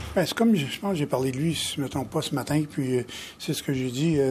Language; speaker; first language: French; native; French